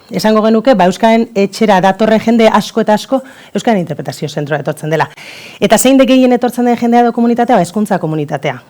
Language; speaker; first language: Basque; non-native, local second language; Spanish